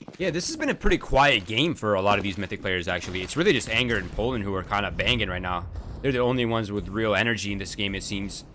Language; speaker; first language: English; native; English